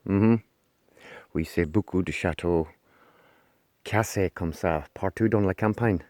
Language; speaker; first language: French; non-native, learner; English